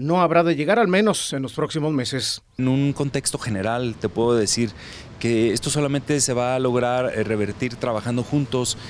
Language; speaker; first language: Spanish; native; Spanish